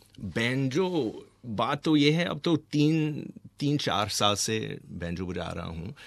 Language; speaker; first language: Hindi; non-native, fluent; English